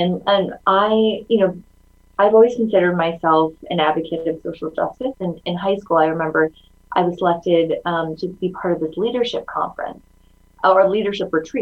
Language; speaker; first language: English; early bilingual, other home language; Chinese